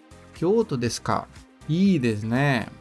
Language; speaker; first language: Japanese; non-native, learner; Portuguese